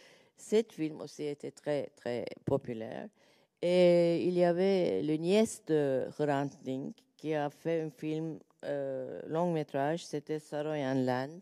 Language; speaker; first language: French; non-native, learner; Turkish